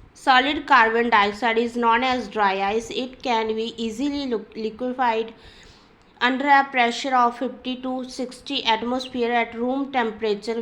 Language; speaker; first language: English; non-native, local second language; Punjabi